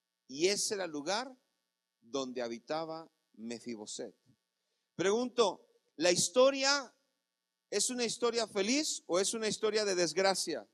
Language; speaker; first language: Spanish; native; Spanish